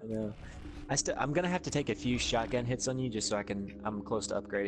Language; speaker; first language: English; native; English